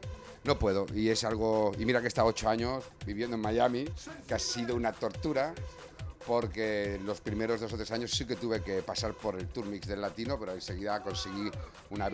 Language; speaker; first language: Spanish; native; Spanish